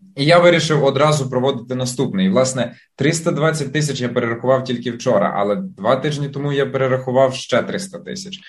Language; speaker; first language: Ukrainian; native; Ukrainian